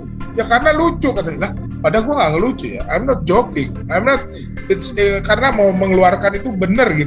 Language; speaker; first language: Indonesian; native; Indonesian